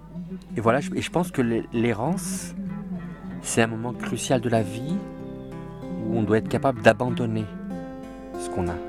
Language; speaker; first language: French; early bilingual, other home language; Arabic